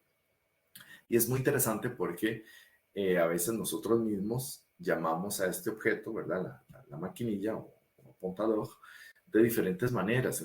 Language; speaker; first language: Spanish; native; Spanish